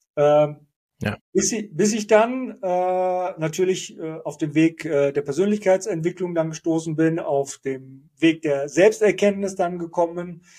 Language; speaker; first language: German; native; German